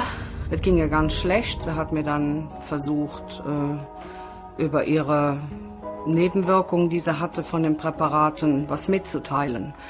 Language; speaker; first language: German; native; German